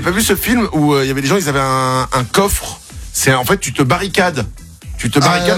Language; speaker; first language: French; native; French